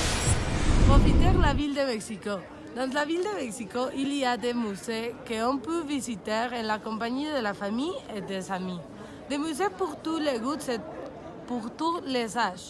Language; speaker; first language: French; non-native, learner; Spanish